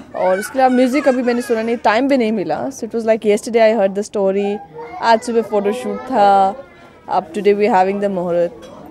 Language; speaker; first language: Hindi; native; Hindi